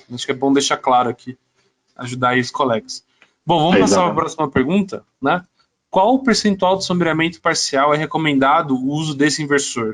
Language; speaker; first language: Portuguese; native; Portuguese